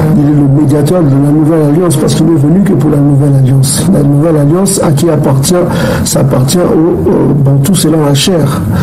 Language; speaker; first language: French; non-native, local second language; Kongo